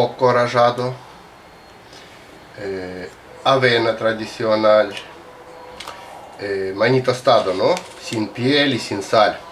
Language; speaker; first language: Spanish; non-native, fluent; Russian